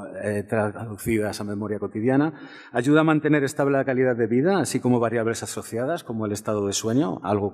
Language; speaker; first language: Spanish; native; Spanish